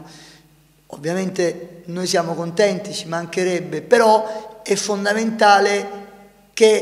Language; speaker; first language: Italian; native; Italian